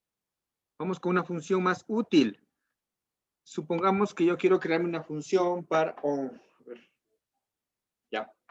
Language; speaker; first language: Spanish; native; Spanish